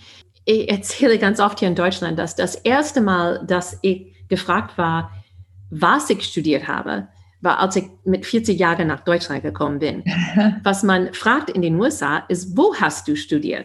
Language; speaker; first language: German; non-native, fluent; English